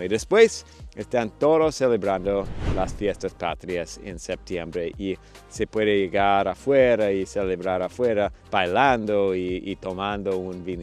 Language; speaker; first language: Spanish; non-native, fluent; English